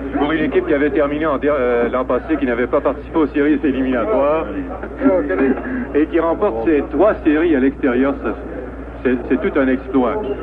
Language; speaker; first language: French; native; French